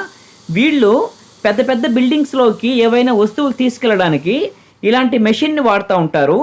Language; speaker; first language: Telugu; native; Telugu